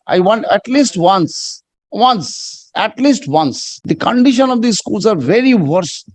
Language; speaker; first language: English; non-native, local second language; Bangla